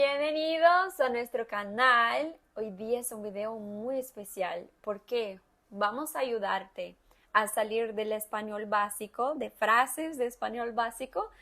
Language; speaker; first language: Spanish; non-native, fluent; Portuguese